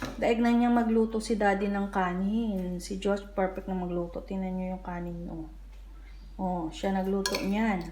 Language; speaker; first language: Filipino; non-native, local second language; Cebuano